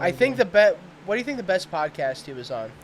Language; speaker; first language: English; native; English